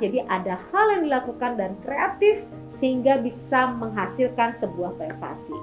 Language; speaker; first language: Indonesian; native; Indonesian